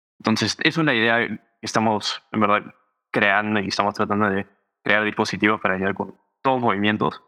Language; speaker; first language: Spanish; early bilingual, heritage; Spanish